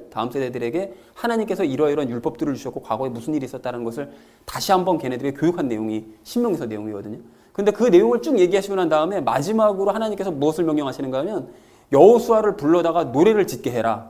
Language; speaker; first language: Korean; native; Korean